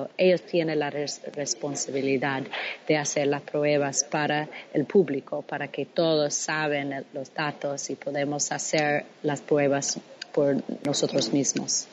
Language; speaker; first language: Spanish; non-native, fluent; English